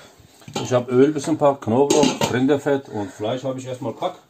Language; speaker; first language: German; non-native, learner; Turkish